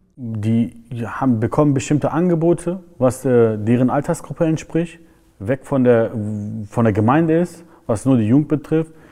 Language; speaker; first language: German; early bilingual, other home language; Turkish